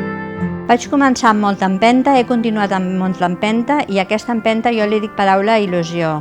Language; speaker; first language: Catalan; native; Catalan